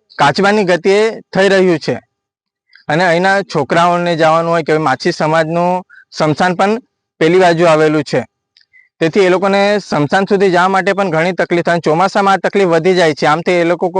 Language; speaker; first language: Gujarati; native; Gujarati